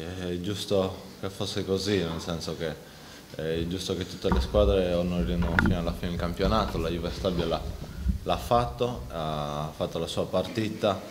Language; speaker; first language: Italian; native; Italian